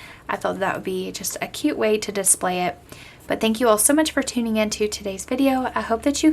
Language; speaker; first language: English; native; English